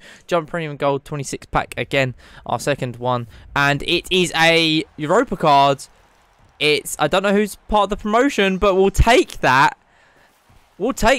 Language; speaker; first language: English; native; English